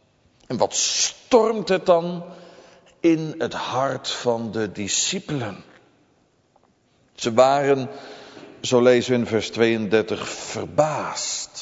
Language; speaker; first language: Dutch; native; Dutch